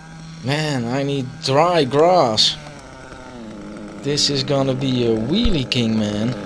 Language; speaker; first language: English; non-native, fluent; Dutch